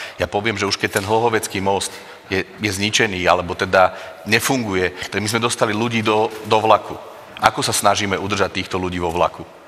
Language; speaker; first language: Slovak; native; Slovak